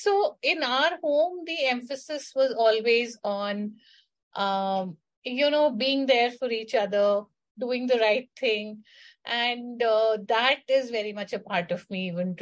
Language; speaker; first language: English; non-native, local second language; Hindi